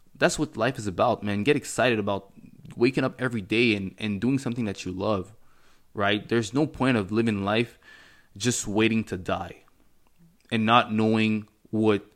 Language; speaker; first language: English; non-native, fluent; French